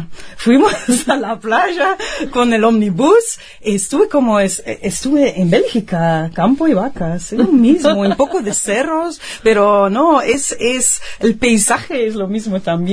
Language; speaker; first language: Spanish; non-native, fluent; Dutch